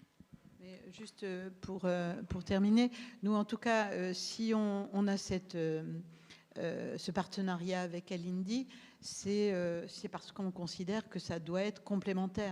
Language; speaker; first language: French; native; French